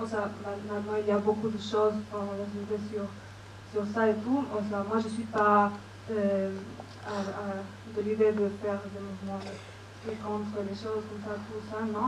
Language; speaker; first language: French; non-native, fluent; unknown